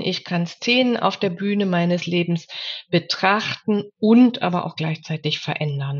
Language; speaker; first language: German; native; German